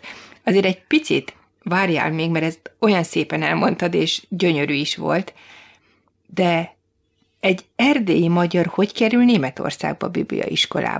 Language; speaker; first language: Hungarian; native; Hungarian